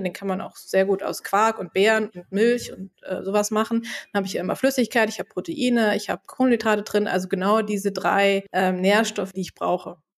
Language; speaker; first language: German; native; German